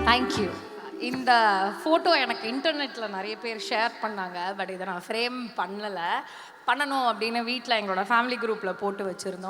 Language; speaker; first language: Tamil; native; Tamil